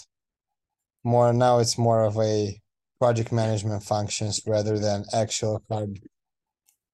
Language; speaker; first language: English; non-native, fluent; Romanian